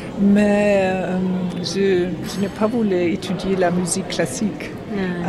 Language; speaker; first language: French; non-native, fluent; German